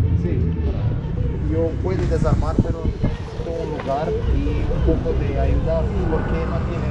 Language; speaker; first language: Spanish; non-native, learner; Romanian